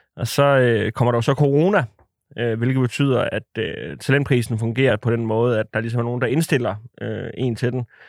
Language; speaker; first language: Danish; native; Danish